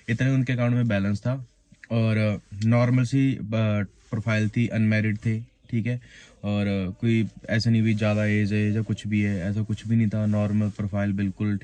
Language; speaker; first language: Hindi; native; Hindi